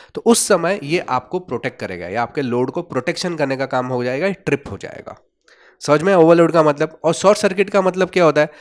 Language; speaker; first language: Hindi; non-native, local second language; Gujarati